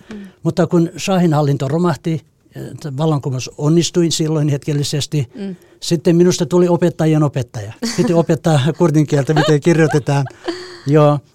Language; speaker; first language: Finnish; non-native, fluent; Kurdish